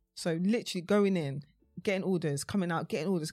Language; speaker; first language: English; native; English